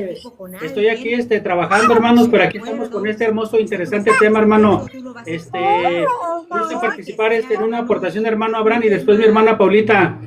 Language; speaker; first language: Spanish; native; Spanish